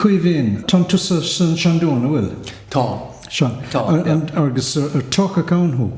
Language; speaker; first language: Irish; native; Irish